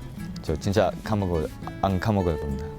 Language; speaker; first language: Korean; non-native, learner; English